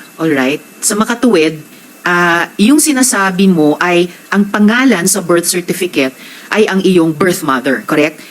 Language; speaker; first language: Filipino; native; Filipino